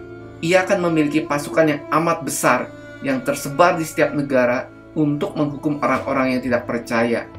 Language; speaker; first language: Indonesian; native; Indonesian